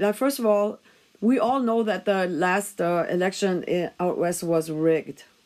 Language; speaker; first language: English; non-native, fluent; German